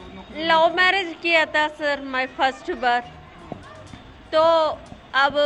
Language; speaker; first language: Hindi; non-native, local second language; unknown